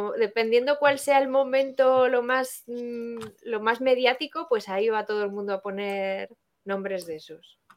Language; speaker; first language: Spanish; native; Spanish